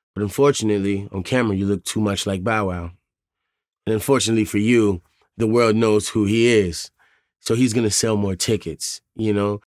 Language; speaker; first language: English; native; English